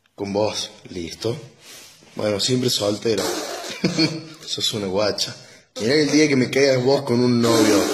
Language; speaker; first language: Spanish; native; Spanish